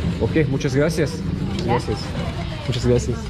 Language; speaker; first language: Spanish; non-native, learner; Turkish